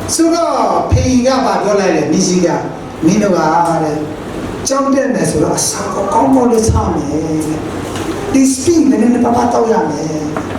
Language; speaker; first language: Burmese; non-native, local second language; Hakha Chin